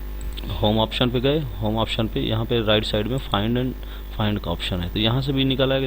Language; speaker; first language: Hindi; native; Hindi